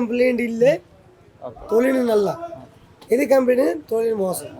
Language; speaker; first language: Malayalam; non-native, learner; Tamil